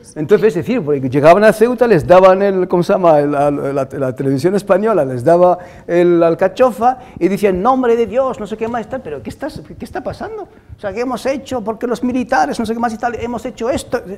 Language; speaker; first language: Spanish; non-native, fluent; Arabic